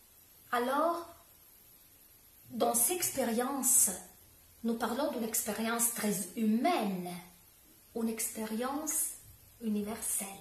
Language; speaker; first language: French; non-native, learner; Italian